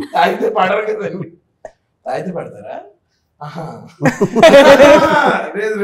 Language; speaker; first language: Telugu; native; Telugu